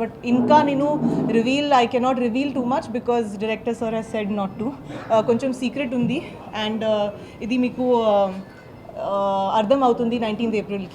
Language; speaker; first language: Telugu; non-native, learner; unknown